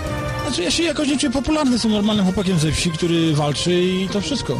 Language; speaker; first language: Polish; native; Polish